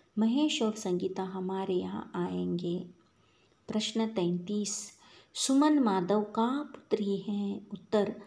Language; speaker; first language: Hindi; non-native, local second language; Kannada